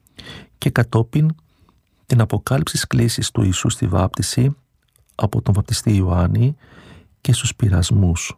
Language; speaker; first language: Greek; native; Greek